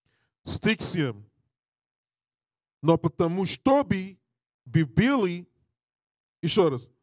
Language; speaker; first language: Russian; non-native, learner; English